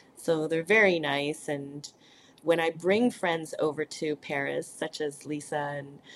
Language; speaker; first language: English; native; English